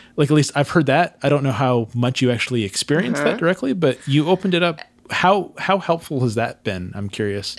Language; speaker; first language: English; native; English